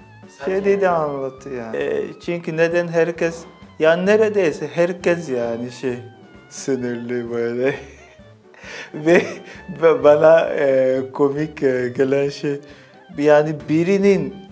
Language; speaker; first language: Turkish; non-native, fluent; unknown